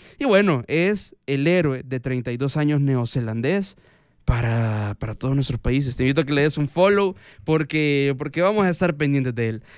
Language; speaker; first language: Spanish; native; Spanish